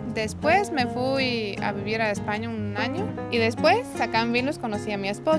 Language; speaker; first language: Spanish; non-native, fluent; Lithuanian